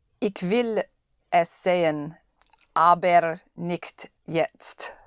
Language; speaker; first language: German; non-native, learner; English